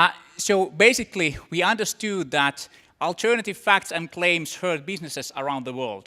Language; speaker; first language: English; non-native, fluent; Finnish